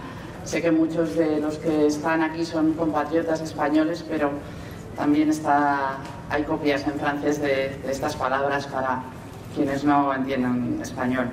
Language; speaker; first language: Spanish; native; Spanish